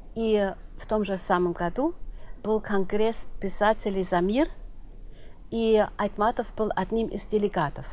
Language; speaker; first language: Russian; non-native, fluent; German